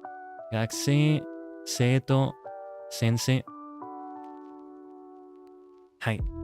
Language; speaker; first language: Japanese; non-native, learner; English